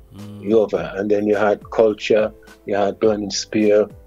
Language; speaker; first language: English; native; English